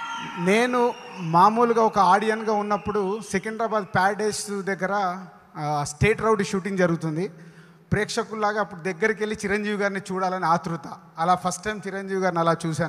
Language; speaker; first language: Telugu; native; Telugu